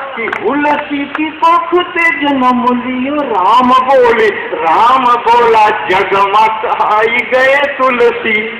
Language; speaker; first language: Hindi; native; Hindi